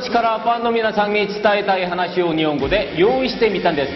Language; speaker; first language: Japanese; non-native, fluent; Korean